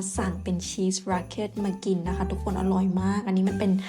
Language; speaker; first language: Thai; early bilingual, other home language; English